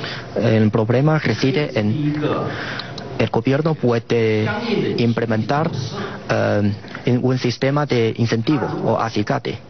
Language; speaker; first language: Spanish; non-native, fluent; Chinese